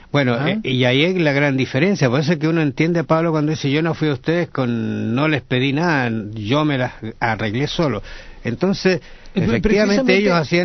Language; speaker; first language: Spanish; native; Spanish